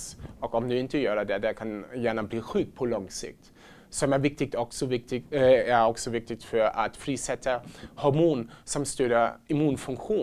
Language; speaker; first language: Swedish; non-native, fluent; German